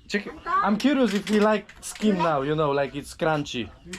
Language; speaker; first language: English; non-native, fluent; Polish